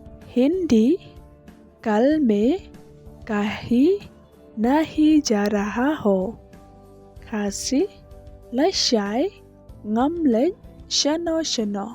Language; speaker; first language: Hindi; non-native, learner; Khasi